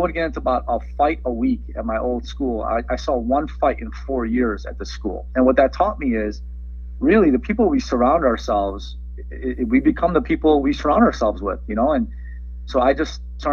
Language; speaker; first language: English; early bilingual, other home language; Persian